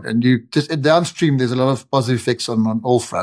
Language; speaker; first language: English; non-native, local second language; Afrikaans